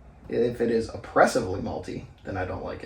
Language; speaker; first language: English; native; English